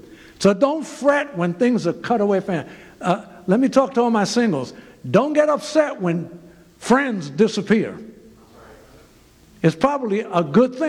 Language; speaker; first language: English; native; English